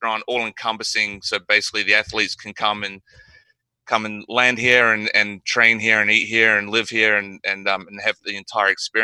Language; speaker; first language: English; native; English